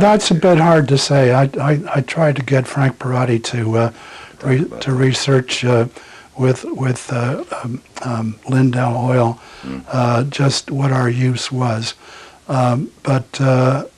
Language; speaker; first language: English; native; English